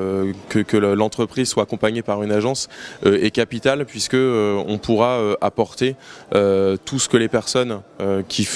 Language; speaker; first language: French; native; French